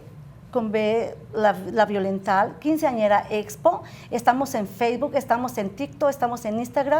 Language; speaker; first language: Spanish; native; Spanish